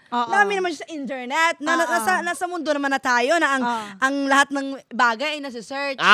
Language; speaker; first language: Filipino; non-native, local second language; Cebuano